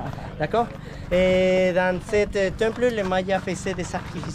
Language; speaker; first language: French; non-native, learner; Spanish